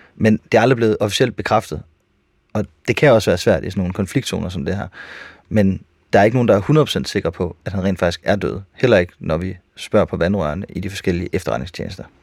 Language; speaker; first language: Danish; native; Danish